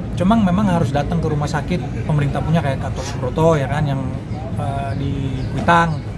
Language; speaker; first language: Indonesian; non-native, fluent; Dutch